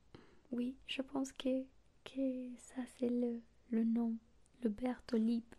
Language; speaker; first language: French; non-native, learner; Spanish